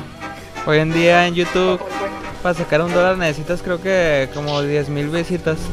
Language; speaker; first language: Spanish; native; Spanish